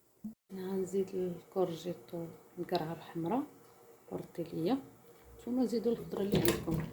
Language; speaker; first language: Arabic; native; Arabic